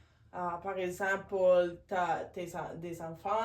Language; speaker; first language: French; non-native, learner; Spanish